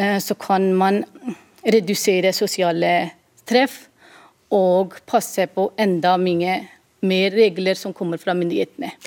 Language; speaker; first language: Norwegian; non-native, fluent; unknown